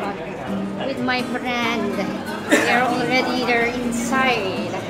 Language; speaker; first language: English; non-native, local second language; Filipino